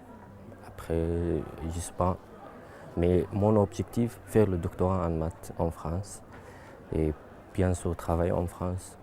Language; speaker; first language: French; non-native, learner; Arabic